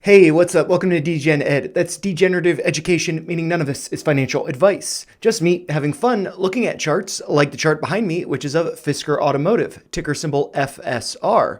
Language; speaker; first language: English; native; English